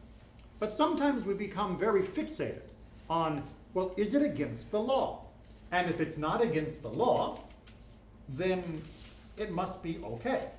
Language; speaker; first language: English; native; English